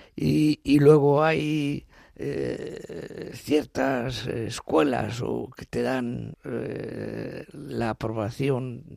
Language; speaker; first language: Spanish; native; Spanish